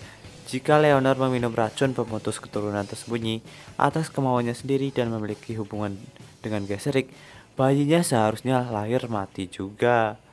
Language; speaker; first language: Indonesian; native; Indonesian